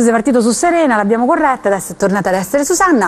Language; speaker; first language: Italian; native; Italian